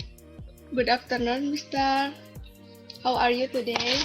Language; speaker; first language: English; non-native, learner; Indonesian